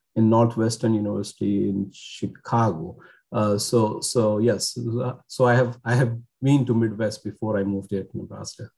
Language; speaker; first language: English; non-native, local second language; Urdu